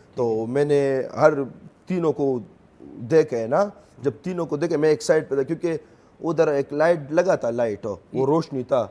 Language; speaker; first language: Urdu; non-native, local second language; Pashto